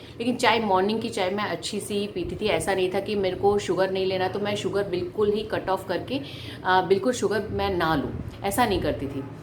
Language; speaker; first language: Hindi; non-native, local second language; Malayalam